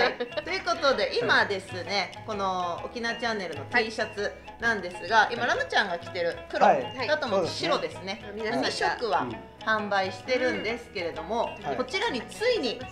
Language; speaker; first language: Japanese; native; Japanese